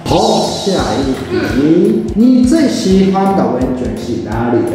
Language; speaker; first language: Chinese; non-native, fluent; Japanese